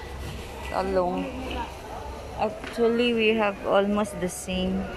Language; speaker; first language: English; non-native, local second language; Filipino